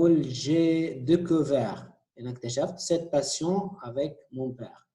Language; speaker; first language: French; non-native, fluent; Arabic